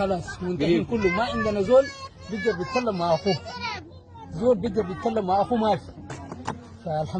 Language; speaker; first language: Arabic; native; Arabic